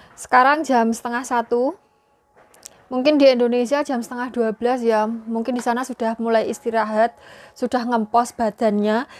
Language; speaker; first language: Indonesian; non-native, local second language; Javanese